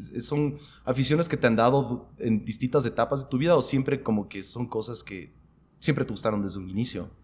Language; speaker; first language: Spanish; native; Spanish